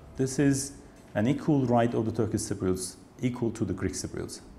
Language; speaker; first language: English; non-native, fluent; Turkish